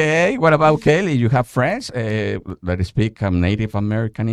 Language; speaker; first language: English; non-native, fluent; Spanish